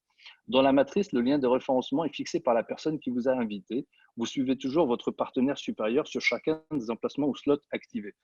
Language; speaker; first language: French; native; French